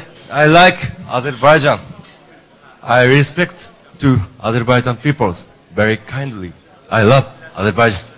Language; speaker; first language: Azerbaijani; non-native, learner; Japanese